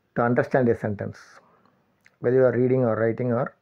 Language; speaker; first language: English; non-native, local second language; Tamil